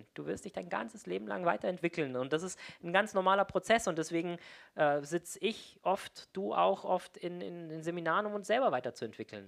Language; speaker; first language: German; native; German